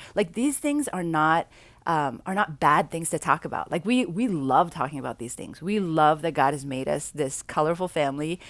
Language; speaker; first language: English; native; English